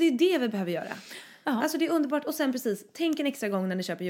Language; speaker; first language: Swedish; native; Swedish